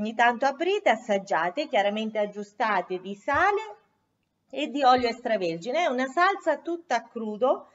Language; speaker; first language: Italian; native; Italian